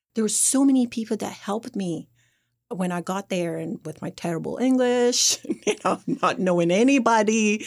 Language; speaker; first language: English; non-native, fluent; Persian